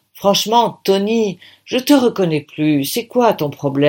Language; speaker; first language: French; native; French